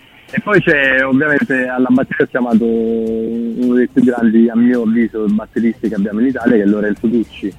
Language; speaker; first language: Italian; native; Italian